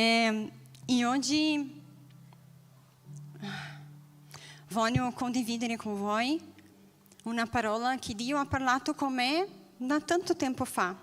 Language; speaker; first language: Italian; non-native, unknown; Portuguese